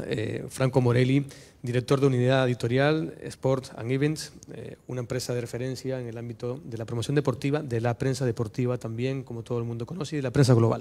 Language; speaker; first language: Spanish; native; Spanish